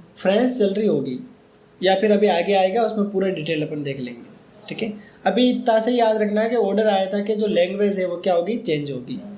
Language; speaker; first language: Hindi; native; Hindi